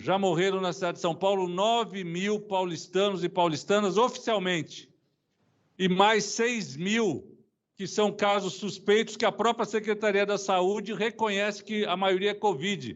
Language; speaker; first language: Portuguese; native; Portuguese